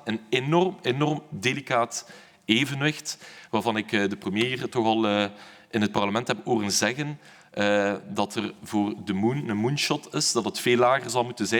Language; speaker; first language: Dutch; native; Dutch